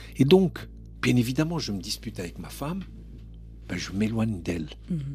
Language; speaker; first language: French; non-native, local second language; Arabic